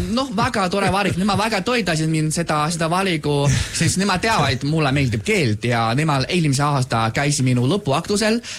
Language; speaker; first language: Estonian; non-native, fluent; Chinese